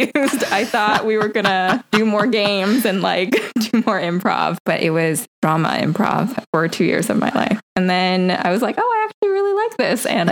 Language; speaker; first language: English; native; English